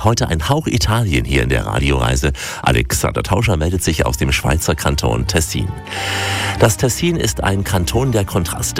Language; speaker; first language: German; native; German